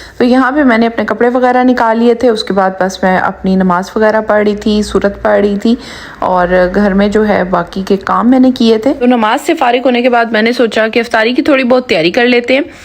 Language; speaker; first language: Urdu; native; Urdu